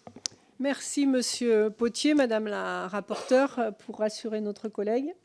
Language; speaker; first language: French; native; French